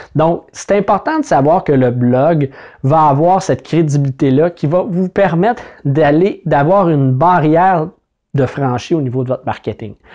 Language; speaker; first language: French; native; French